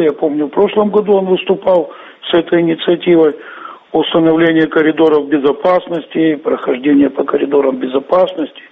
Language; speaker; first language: Russian; native; Russian